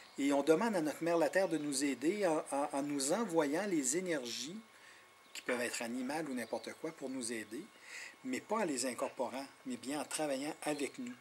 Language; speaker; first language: French; non-native, local second language; Innu-aimun